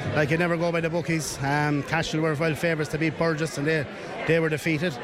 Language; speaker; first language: English; native; English